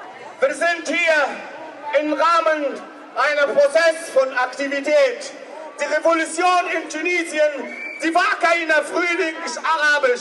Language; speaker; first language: German; non-native, learner; Arabic